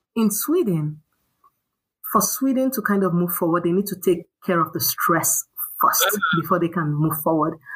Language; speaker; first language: English; non-native, local second language; Yoruba